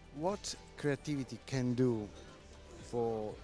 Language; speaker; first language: English; non-native, fluent; Italian